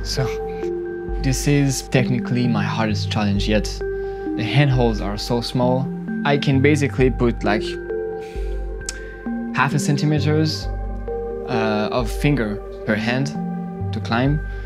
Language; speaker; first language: English; non-native, fluent; French